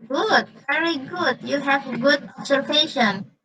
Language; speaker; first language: English; non-native, learner; Indonesian